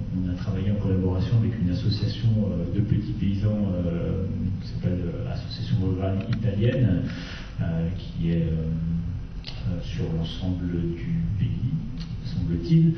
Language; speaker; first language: French; native; French